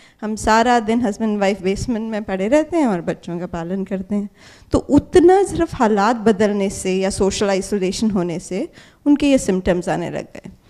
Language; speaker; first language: Hindi; native; Hindi